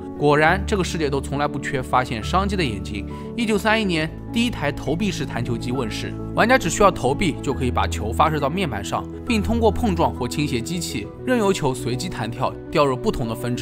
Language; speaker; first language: Chinese; native; Chinese